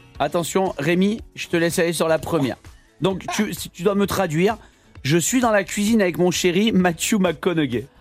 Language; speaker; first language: French; native; French